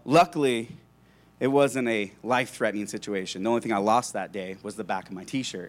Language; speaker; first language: English; native; English